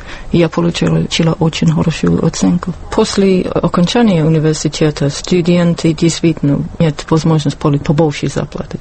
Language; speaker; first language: Russian; non-native, learner; English